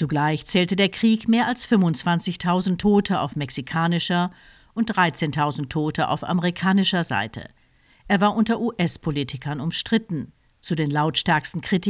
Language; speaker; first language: German; native; German